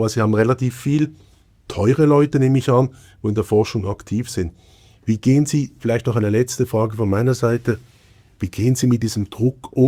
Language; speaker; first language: German; native; German